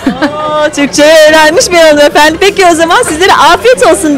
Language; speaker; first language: Turkish; native; Turkish